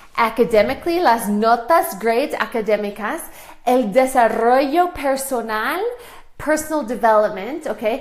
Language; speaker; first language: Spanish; non-native, fluent; English